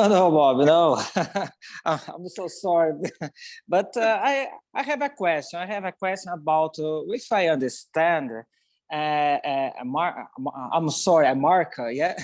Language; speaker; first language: English; non-native, learner; Portuguese